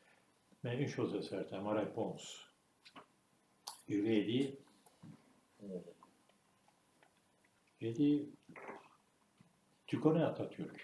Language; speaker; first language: French; non-native, fluent; Turkish